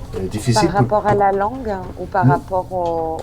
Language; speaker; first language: French; non-native, fluent; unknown